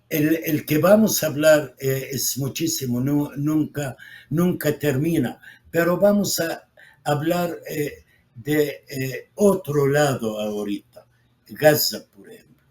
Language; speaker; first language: Spanish; non-native, fluent; Arabic